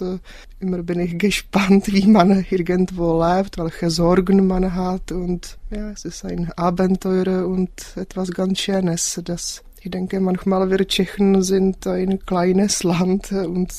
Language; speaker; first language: German; non-native, fluent; Czech